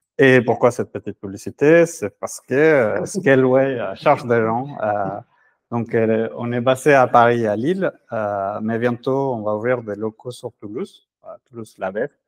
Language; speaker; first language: French; non-native, fluent; Spanish